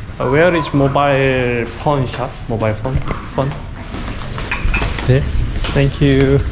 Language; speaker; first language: English; non-native, learner; Korean